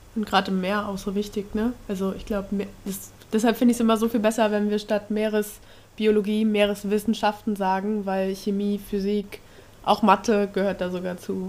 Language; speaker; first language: German; native; German